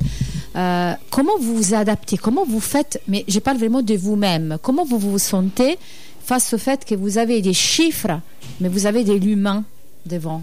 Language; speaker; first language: French; native; French